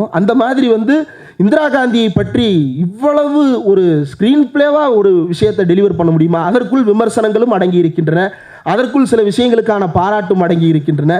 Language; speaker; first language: Tamil; native; Tamil